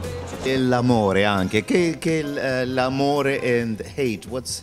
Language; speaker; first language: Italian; non-native, learner; Arabic